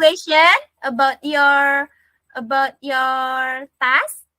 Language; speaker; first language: English; non-native, learner; Indonesian